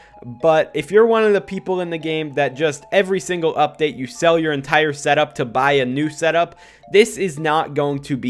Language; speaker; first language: English; native; English